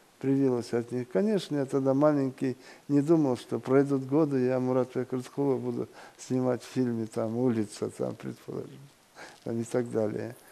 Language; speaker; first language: Russian; non-native, local second language; Kyrgyz